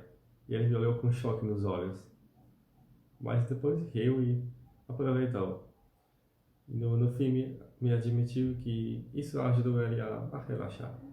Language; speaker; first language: Portuguese; non-native, fluent; Polish